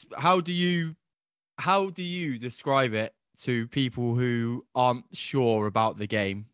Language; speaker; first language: English; native; English